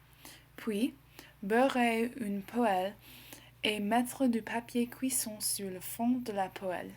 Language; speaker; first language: French; non-native, learner; English